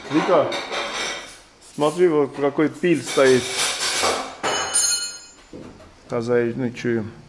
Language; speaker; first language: Russian; non-native, learner; Armenian